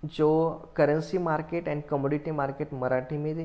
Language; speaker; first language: Hindi; non-native, local second language; Marathi